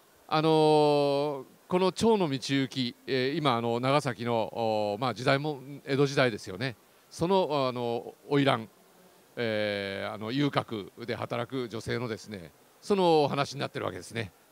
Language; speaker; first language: Japanese; native; Japanese